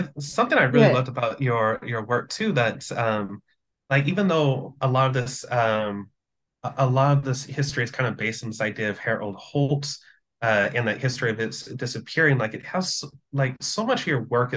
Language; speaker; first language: English; native; English